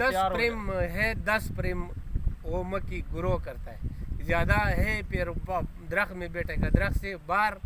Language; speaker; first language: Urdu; non-native, local second language; Pashto